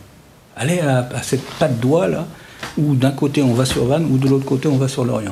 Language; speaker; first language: French; native; French